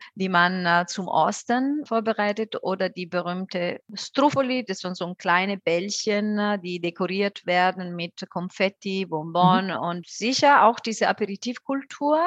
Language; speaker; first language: German; non-native, fluent; Italian